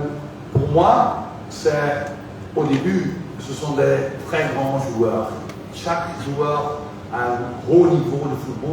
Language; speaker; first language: French; non-native, fluent; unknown